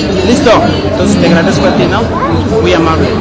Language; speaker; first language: Spanish; native; Spanish